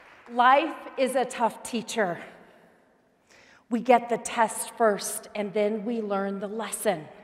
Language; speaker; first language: English; native; English